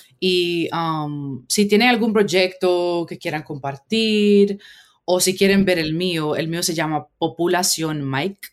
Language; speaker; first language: Spanish; early bilingual, heritage; Spanish